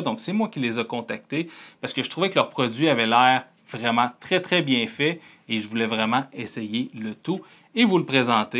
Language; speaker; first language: French; native; French